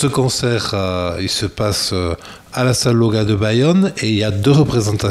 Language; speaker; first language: French; native; French